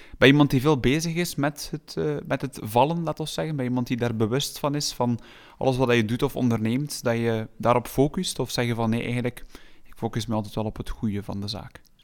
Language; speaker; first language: Dutch; native; Dutch